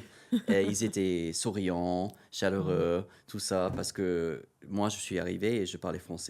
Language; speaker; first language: French; non-native, fluent; English